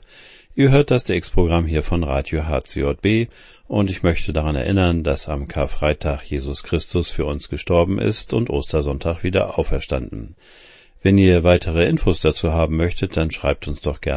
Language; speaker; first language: German; native; German